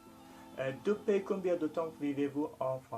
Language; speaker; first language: French; non-native, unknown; Persian